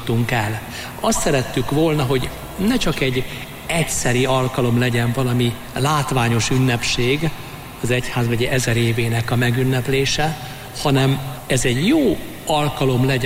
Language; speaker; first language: Hungarian; native; Hungarian